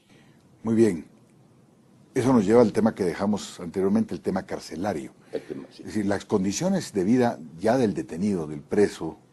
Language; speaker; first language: Spanish; native; Spanish